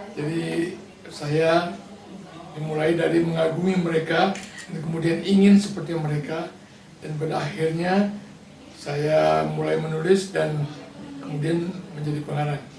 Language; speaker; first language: Indonesian; non-native, local second language; Balinese